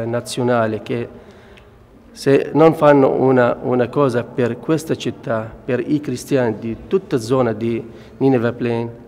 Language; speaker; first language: Italian; non-native, fluent; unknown